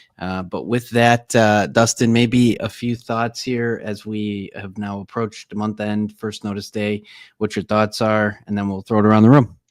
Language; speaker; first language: English; native; English